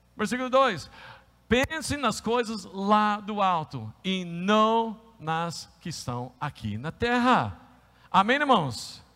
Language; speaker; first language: Portuguese; non-native, fluent; English